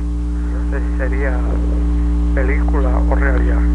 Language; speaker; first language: Spanish; native; Spanish